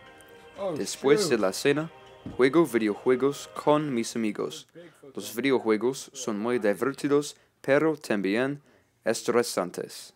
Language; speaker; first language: Spanish; non-native, learner; English